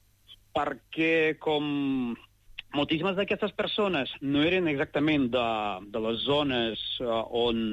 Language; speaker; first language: Catalan; non-native, fluent; Ukrainian